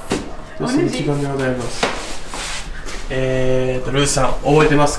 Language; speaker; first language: Japanese; native; Japanese